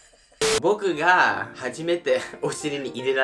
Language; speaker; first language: Japanese; early bilingual, heritage; English